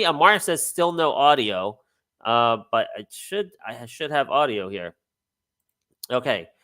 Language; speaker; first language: English; native; English